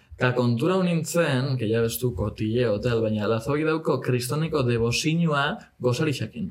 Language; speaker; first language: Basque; non-native, local second language; Spanish